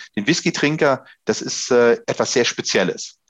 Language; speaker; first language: German; native; German